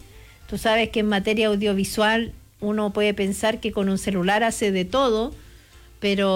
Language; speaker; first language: Spanish; native; Spanish